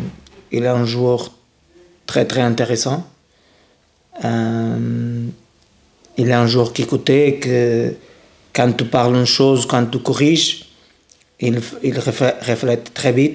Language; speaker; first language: French; non-native, learner; Portuguese